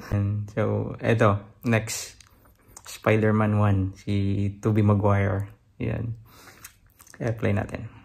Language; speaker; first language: Filipino; non-native, local second language; Hiligaynon